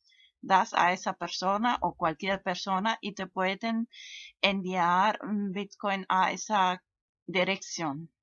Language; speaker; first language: Spanish; non-native, fluent; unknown